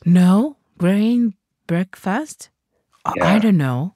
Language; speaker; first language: English; non-native, learner; Japanese